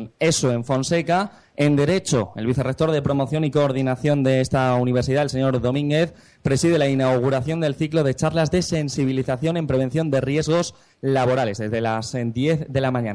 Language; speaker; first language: Spanish; native; Spanish